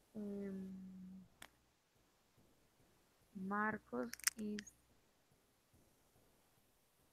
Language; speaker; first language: English; non-native, learner; Spanish